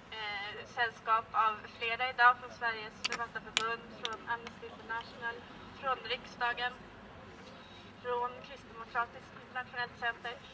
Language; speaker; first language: Swedish; native; Swedish